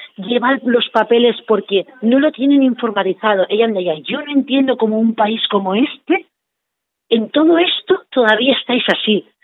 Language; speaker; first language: Spanish; non-native, local second language; Catalan